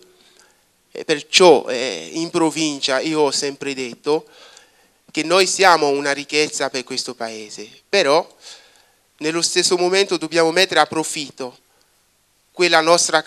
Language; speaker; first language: Italian; non-native, fluent; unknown